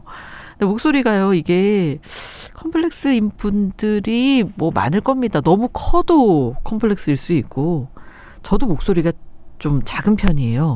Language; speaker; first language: Korean; native; Korean